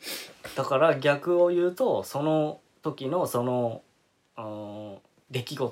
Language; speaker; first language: Japanese; native; Japanese